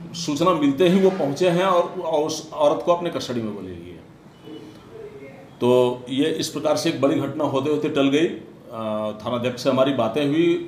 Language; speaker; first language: Hindi; native; Hindi